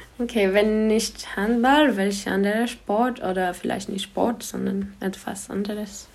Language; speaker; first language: German; non-native, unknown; Polish